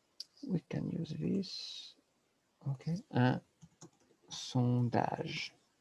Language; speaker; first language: English; non-native, learner; French